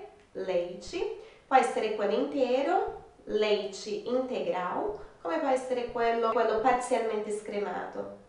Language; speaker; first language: Italian; non-native, fluent; Portuguese